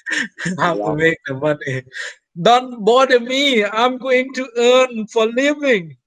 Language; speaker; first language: English; non-native, fluent; Thai